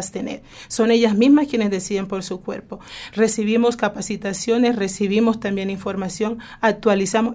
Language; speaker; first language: Spanish; native; Spanish